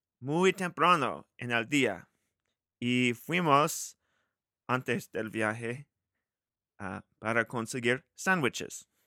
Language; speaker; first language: Spanish; non-native, learner; English